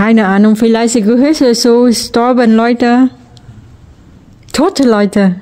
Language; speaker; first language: German; non-native, learner; Vietnamese